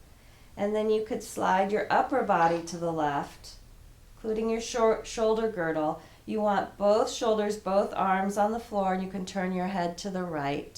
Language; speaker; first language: English; native; English